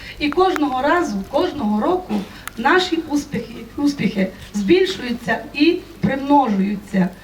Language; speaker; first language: Ukrainian; native; Ukrainian